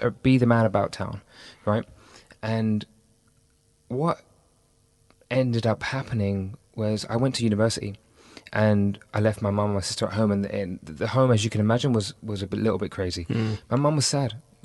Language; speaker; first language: English; native; English